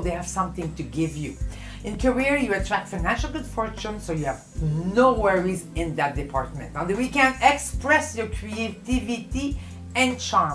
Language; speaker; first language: English; non-native, fluent; French